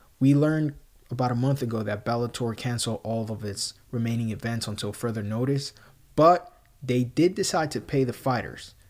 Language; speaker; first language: English; non-native, local second language; Spanish